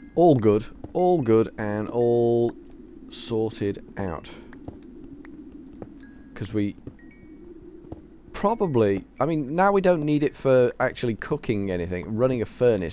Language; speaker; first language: English; native; English